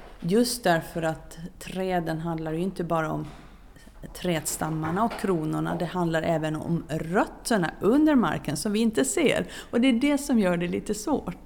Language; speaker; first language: Swedish; native; Swedish